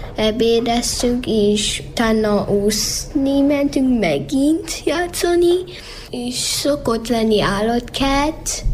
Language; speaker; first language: Hungarian; early bilingual, heritage; Hungarian